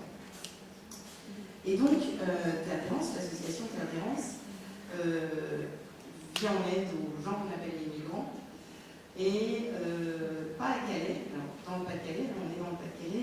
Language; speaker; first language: French; native; French